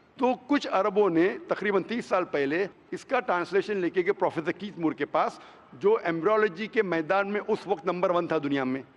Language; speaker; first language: Hindi; non-native, local second language; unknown